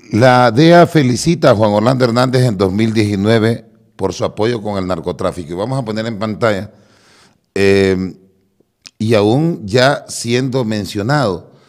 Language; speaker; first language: Spanish; native; Spanish